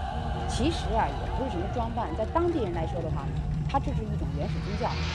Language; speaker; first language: Chinese; native; Chinese